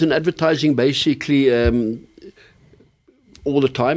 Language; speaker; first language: English; early bilingual, other home language; German